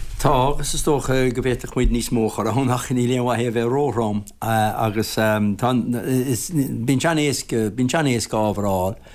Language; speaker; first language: Irish; native; Irish